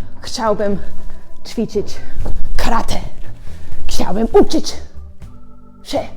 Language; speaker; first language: Polish; non-native, learner; English